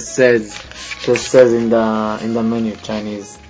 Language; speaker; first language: English; non-native, fluent; Hebrew